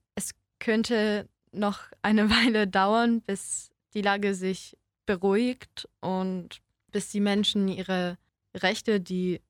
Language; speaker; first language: German; early bilingual, other home language; Polish